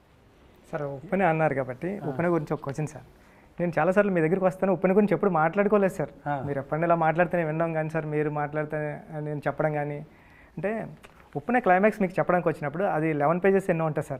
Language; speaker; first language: Telugu; native; Telugu